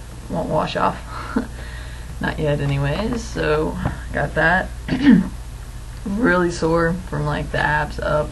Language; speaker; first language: English; native; English